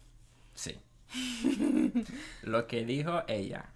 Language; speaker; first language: Spanish; non-native, fluent; English